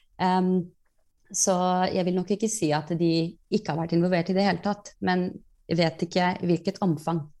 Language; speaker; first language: Norwegian; early bilingual, other home language; Persian